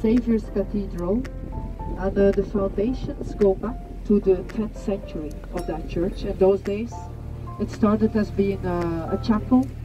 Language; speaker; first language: English; non-native, fluent; Dutch